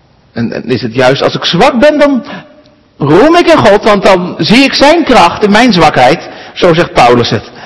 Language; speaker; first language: Dutch; native; Dutch